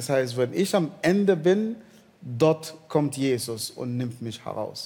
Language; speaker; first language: German; non-native, fluent; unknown